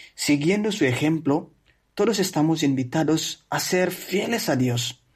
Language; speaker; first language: Spanish; non-native, fluent; Indonesian